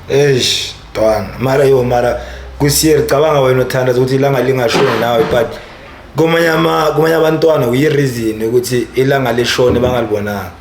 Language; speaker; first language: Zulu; native; Zulu